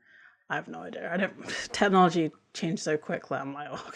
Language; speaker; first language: English; native; English